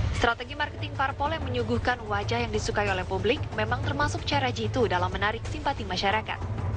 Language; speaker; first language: Indonesian; native; Indonesian